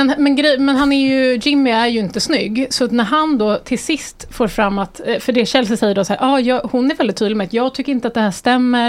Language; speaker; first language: Swedish; native; Swedish